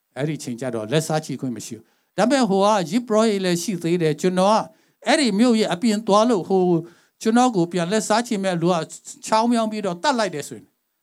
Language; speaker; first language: Burmese; non-native, local second language; Tedim Chin